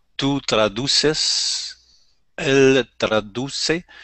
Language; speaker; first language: Spanish; non-native, learner; French